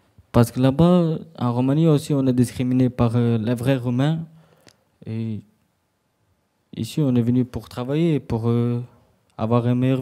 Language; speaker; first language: French; early bilingual, other home language; Romany